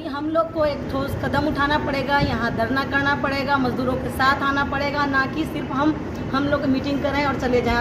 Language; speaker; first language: Hindi; native; Hindi